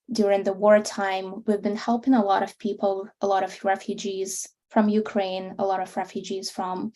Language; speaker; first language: English; non-native, fluent; Russian